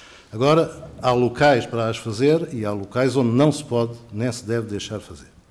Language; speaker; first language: Portuguese; native; Portuguese